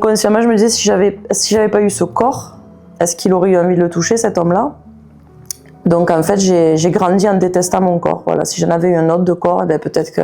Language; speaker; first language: French; native; French